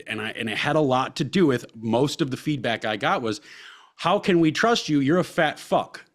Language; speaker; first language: English; native; English